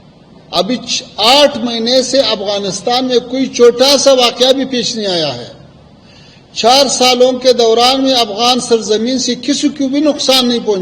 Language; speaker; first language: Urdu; non-native, fluent; Pashto